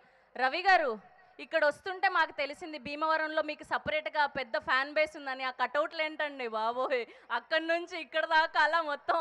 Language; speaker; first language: Telugu; native; Telugu